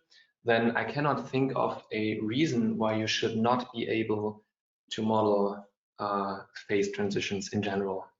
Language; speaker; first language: English; non-native, fluent; German